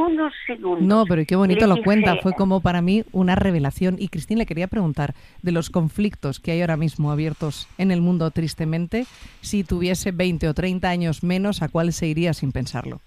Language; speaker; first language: Spanish; native; Spanish